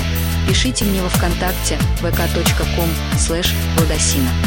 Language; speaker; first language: Russian; native; Russian